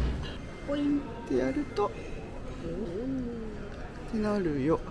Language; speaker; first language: Japanese; native; Japanese